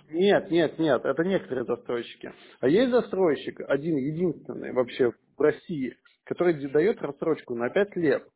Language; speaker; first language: Russian; native; Russian